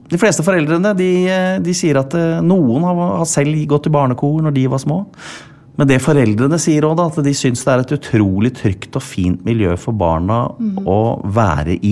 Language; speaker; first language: Norwegian; native; Norwegian